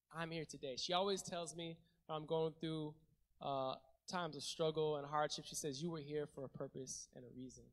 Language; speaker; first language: English; native; English